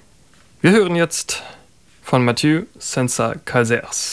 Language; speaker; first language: German; native; German